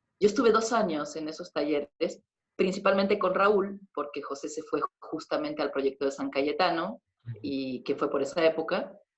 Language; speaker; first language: Spanish; native; Spanish